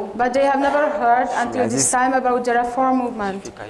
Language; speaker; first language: English; non-native, learner; Hungarian